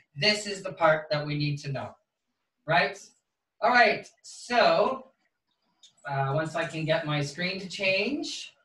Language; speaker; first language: English; native; English